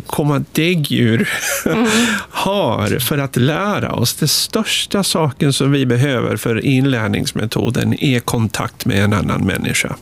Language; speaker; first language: Swedish; non-native, fluent; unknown